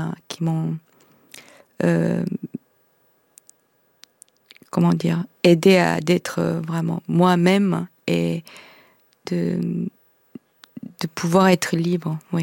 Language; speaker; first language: French; non-native, fluent; Korean